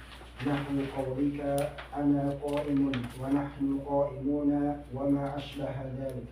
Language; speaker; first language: Arabic; non-native, learner; Indonesian